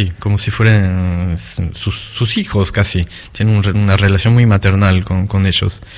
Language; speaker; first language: Spanish; non-native, fluent; French